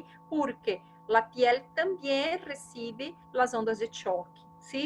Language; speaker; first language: Spanish; non-native, fluent; Portuguese